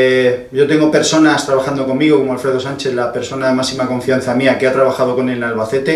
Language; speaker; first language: Spanish; native; Spanish